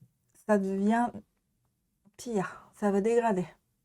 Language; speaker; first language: French; non-native, learner; Japanese